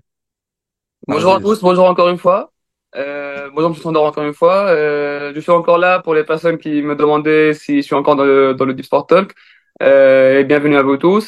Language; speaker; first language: French; non-native, local second language; Arabic